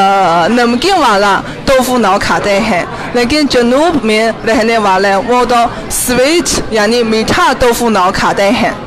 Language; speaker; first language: Hindi; non-native, fluent; Chinese